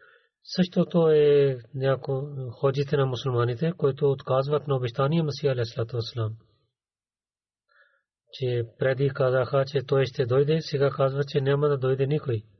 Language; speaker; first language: Bulgarian; non-native, learner; Urdu